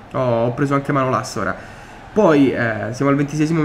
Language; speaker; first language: Italian; native; Italian